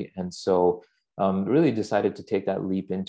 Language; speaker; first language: English; non-native, local second language; Urdu